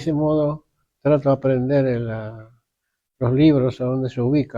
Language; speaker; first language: Spanish; native; Spanish